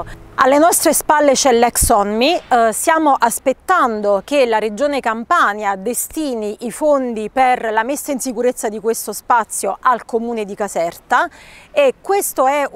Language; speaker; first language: Italian; native; Italian